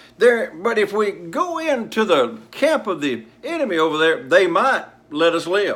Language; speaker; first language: English; native; English